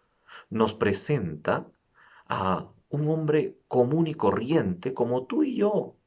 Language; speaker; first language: Spanish; native; Spanish